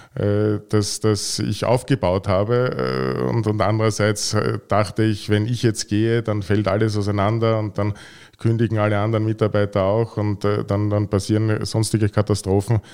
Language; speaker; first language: German; native; German